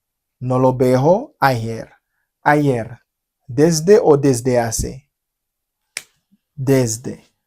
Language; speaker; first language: Spanish; non-native, fluent; Haitian Creole